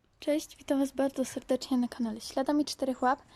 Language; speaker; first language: Polish; native; Polish